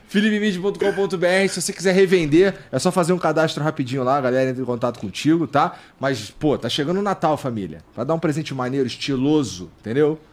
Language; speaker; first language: Portuguese; native; Portuguese